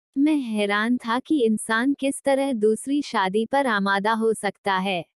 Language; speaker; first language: Hindi; non-native, local second language; Marathi